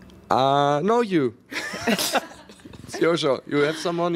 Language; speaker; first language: English; non-native, fluent; German